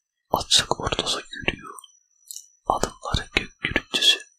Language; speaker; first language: Turkish; non-native, fluent; English